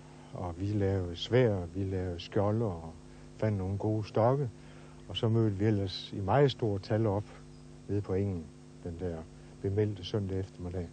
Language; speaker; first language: Danish; native; Danish